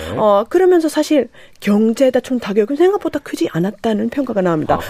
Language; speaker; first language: Korean; non-native, fluent; Finnish